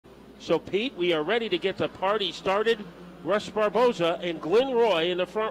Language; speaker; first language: English; native; English